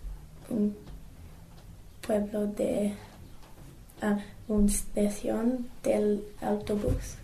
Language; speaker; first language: Spanish; non-native, learner; English